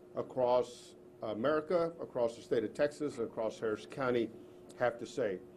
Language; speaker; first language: English; early bilingual, other home language; Spanish